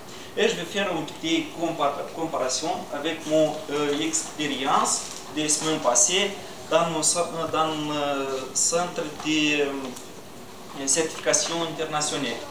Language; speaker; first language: French; non-native, learner; Romanian